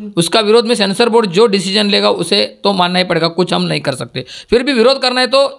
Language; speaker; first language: Hindi; non-native, local second language; Marathi